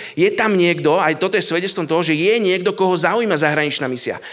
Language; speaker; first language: Slovak; native; Slovak